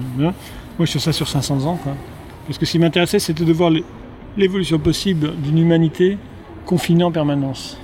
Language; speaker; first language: French; native; French